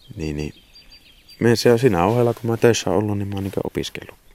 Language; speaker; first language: Finnish; early bilingual, heritage; Finnish